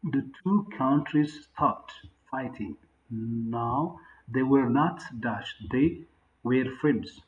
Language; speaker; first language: English; non-native, local second language; Amharic